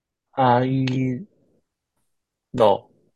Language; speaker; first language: Japanese; non-native, learner; Chinese